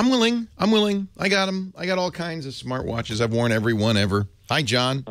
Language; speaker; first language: English; native; English